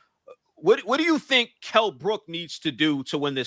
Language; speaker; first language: English; native; English